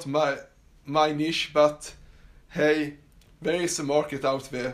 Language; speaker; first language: English; non-native, fluent; Swedish